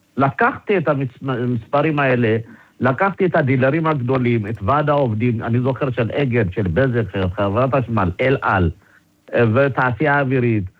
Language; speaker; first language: Hebrew; non-native, fluent; Amharic